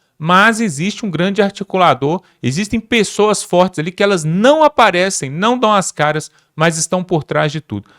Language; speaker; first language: Portuguese; native; Portuguese